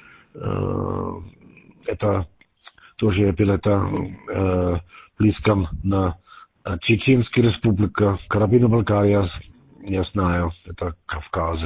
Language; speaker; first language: Russian; non-native, learner; German